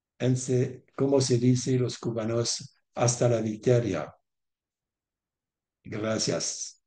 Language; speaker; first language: Spanish; non-native, learner; French